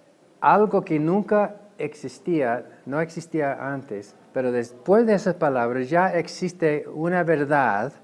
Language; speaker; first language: Spanish; non-native, fluent; English